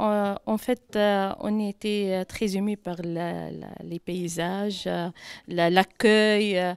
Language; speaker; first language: French; non-native, local second language; Arabic